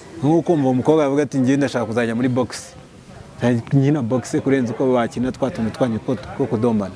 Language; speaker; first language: Kinyarwanda; native; Kinyarwanda